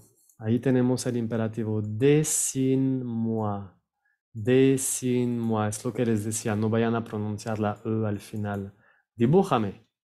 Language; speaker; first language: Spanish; non-native, fluent; French